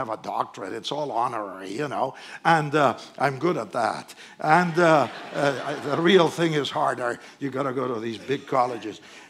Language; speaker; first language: English; non-native, fluent; Spanish